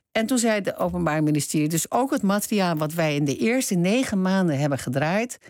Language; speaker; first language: Dutch; early bilingual, other home language; Turkish